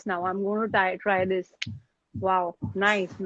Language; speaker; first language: English; non-native, local second language; Hindi